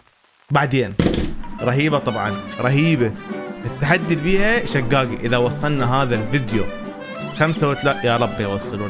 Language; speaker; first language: Arabic; native; Arabic